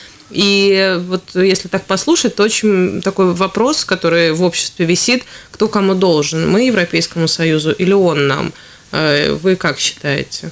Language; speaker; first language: Russian; native; Russian